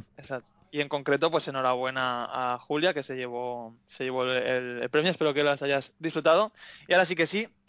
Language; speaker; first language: Spanish; native; Spanish